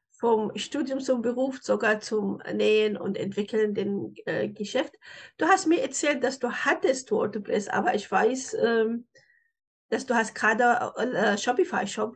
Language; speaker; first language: German; non-native, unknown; Arabic